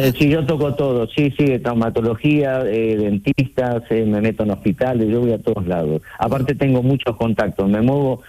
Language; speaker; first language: Spanish; native; Spanish